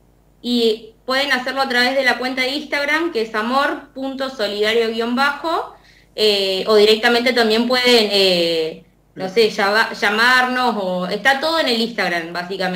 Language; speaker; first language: Spanish; native; Spanish